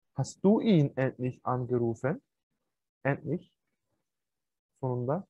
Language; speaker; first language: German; non-native, fluent; Turkish